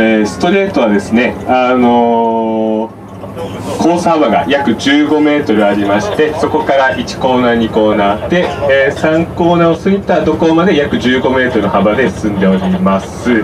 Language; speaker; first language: Japanese; native; Japanese